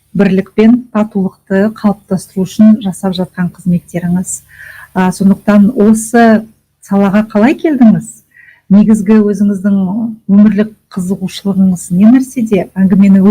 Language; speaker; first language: Kazakh; native; Kazakh